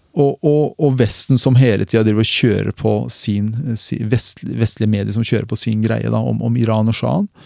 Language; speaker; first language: Norwegian; early bilingual, other home language; Persian